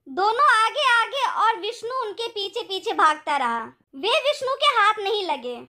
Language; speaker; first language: Hindi; native; Hindi